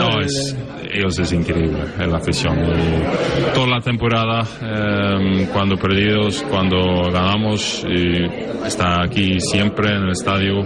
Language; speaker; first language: Spanish; non-native, learner; Norwegian